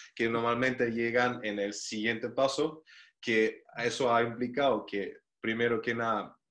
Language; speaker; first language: Spanish; non-native, fluent; German